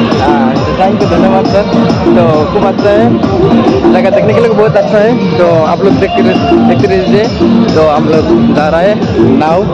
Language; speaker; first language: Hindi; non-native, learner; Bangla